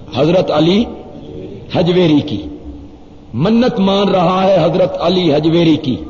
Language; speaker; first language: Urdu; non-native, local second language; Punjabi